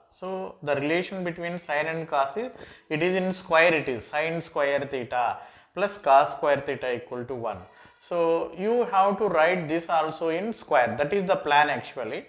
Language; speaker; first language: English; non-native, local second language; Telugu